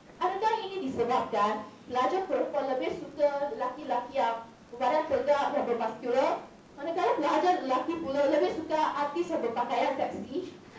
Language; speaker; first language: Malay; non-native, local second language; Chinese